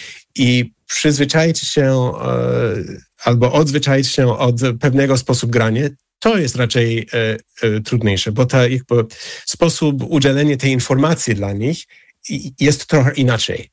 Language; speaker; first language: Polish; non-native, fluent; English